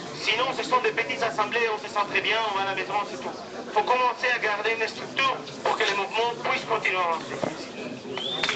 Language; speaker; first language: French; non-native, fluent; Spanish